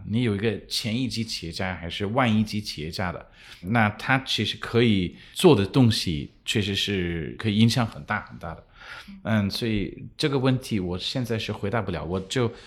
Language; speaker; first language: Chinese; non-native, fluent; English